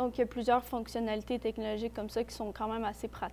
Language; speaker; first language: French; native; French